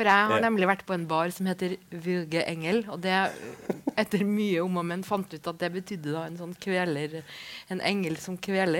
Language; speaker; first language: Norwegian; native; Norwegian